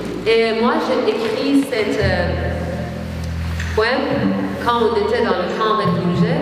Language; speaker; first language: French; non-native, learner; Persian